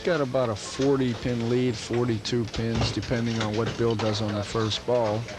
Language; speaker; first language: English; native; English